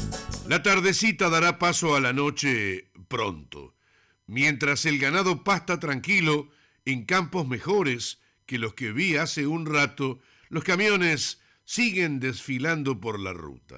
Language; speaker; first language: Spanish; native; Spanish